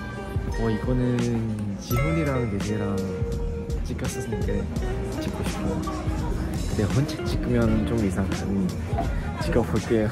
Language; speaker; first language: Korean; non-native, fluent; Thai